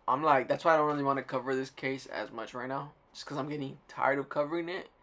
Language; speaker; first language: English; native; English